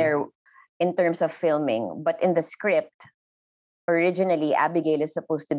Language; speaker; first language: English; non-native, local second language; Filipino